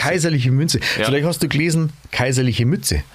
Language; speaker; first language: German; native; German